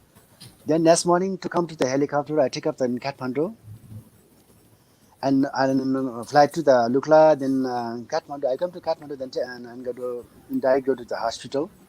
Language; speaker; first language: English; non-native, learner; Nepali